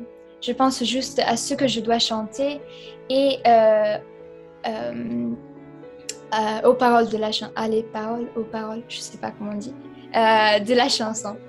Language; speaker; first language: French; non-native, fluent; Italian